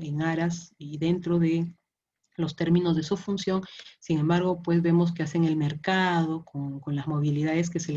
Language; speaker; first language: Spanish; native; Spanish